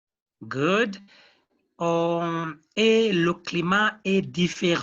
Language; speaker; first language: French; non-native, fluent; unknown